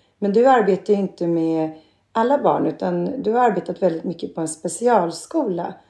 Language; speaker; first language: Swedish; native; Swedish